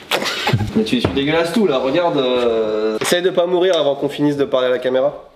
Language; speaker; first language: French; native; French